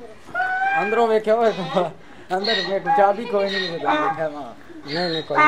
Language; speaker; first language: Hindi; non-native, local second language; Punjabi